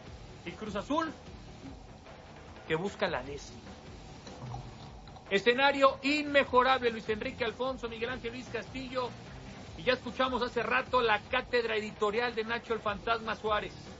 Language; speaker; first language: Spanish; native; Spanish